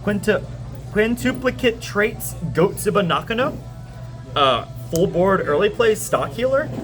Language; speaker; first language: English; native; English